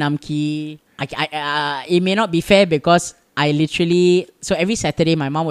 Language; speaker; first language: English; native; English